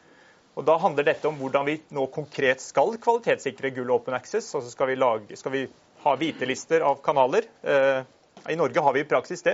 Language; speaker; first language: Norwegian; native; Norwegian